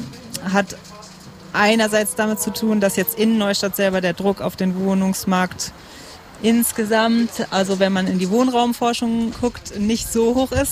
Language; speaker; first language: German; native; German